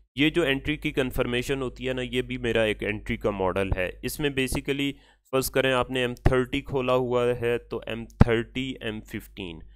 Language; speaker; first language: Urdu; native; Urdu